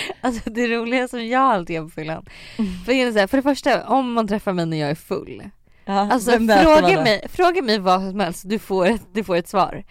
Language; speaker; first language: Swedish; native; Swedish